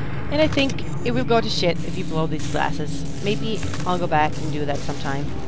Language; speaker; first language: English; non-native, fluent; Swedish